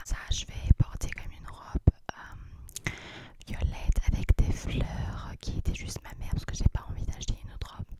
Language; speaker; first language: French; early bilingual, heritage; English